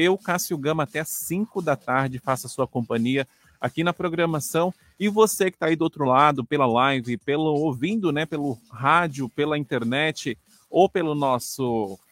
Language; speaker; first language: Portuguese; native; Portuguese